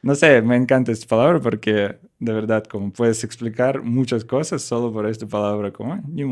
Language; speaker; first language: Spanish; non-native, learner; Russian